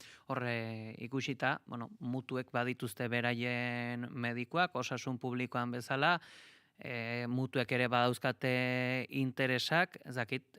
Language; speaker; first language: Basque; native; Basque